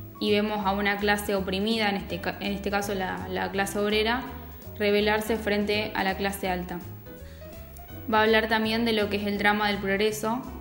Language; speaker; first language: Spanish; native; Spanish